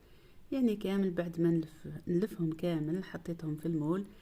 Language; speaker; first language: Arabic; native; Arabic